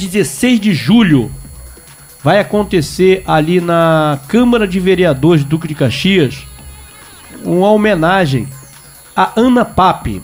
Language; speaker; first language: Portuguese; native; Portuguese